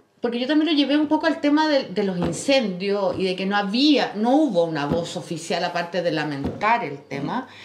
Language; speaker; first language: Spanish; native; Spanish